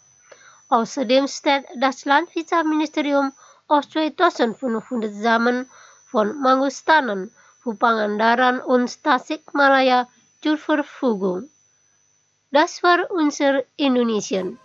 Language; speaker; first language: German; non-native, fluent; Indonesian